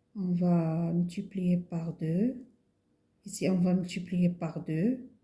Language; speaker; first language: French; non-native, local second language; Arabic